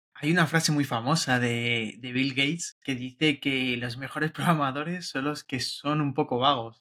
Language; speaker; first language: Spanish; native; Spanish